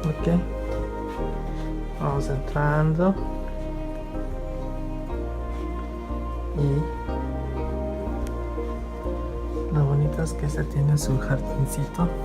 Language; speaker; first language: Spanish; early bilingual, heritage; Spanish